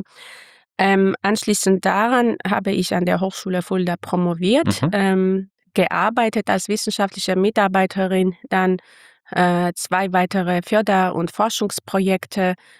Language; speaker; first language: German; non-native, fluent; Armenian